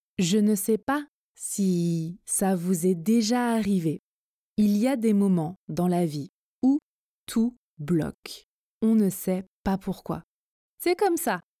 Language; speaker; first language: French; native; French